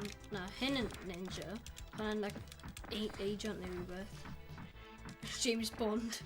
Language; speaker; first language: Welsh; non-native, local second language; English